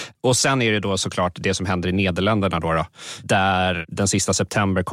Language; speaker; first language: Swedish; native; Swedish